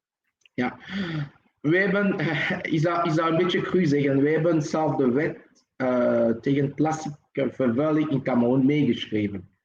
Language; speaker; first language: Dutch; non-native, local second language; French